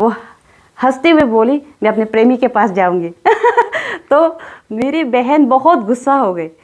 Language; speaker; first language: Hindi; non-native, local second language; Adi